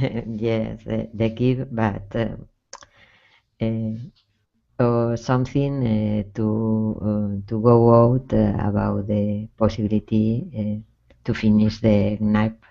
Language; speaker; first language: English; non-native, learner; Spanish